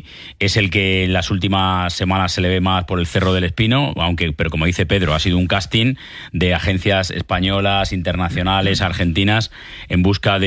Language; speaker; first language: Spanish; native; Spanish